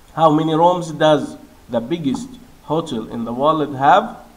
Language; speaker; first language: English; non-native, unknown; Arabic